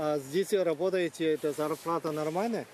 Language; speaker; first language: Russian; non-native, fluent; Chinese